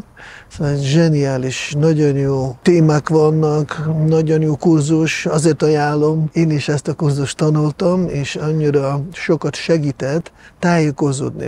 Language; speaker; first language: Hungarian; non-native, fluent; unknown